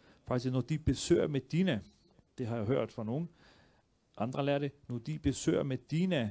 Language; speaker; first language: Danish; early bilingual, other home language; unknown